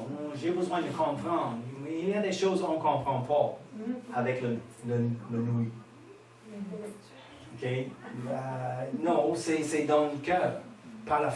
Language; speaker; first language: French; non-native, fluent; English